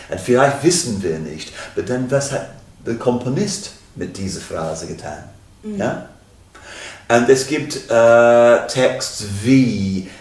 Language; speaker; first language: German; non-native, fluent; English